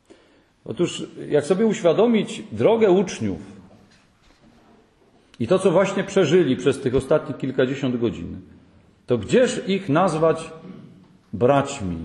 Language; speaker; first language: Polish; native; Polish